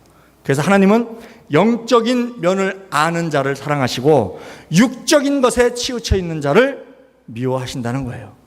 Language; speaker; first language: Korean; native; Korean